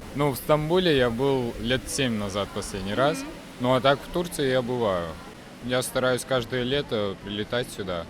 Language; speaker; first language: Russian; non-native, fluent; Turkish